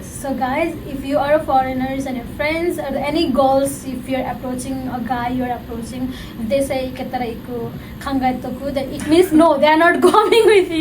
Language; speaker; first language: English; non-native, fluent; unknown